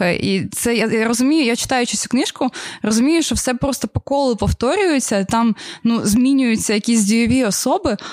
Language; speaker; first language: Ukrainian; native; Ukrainian